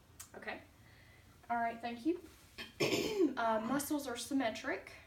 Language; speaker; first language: English; native; English